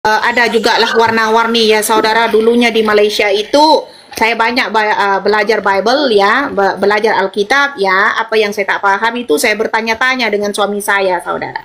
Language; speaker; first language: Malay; non-native, local second language; Madurese